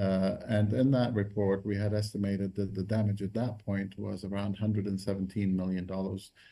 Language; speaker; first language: English; non-native, fluent; Arabic